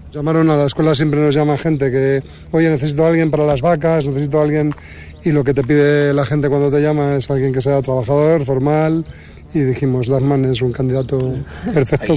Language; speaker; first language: Spanish; native; Spanish